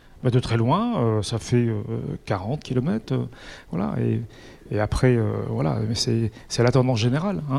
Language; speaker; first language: French; native; French